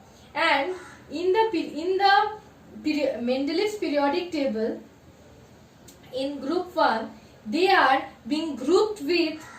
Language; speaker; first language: English; non-native, local second language; Bangla